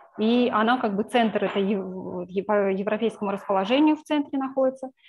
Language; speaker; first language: Russian; native; Russian